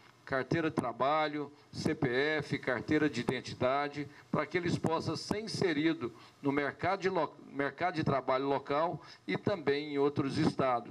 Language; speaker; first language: Portuguese; native; Portuguese